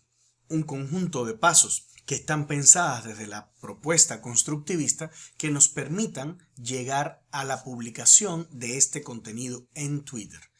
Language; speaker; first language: Spanish; native; Spanish